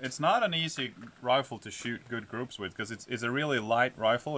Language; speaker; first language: English; non-native, fluent; Swedish